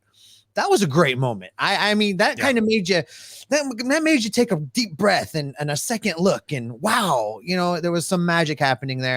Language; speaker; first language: English; native; English